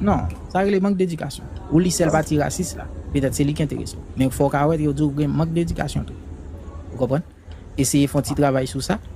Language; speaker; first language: French; non-native, learner; Haitian Creole